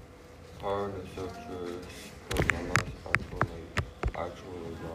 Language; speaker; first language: Spanish; non-native, learner; English